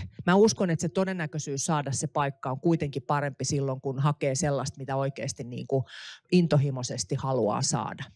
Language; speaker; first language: Finnish; native; Finnish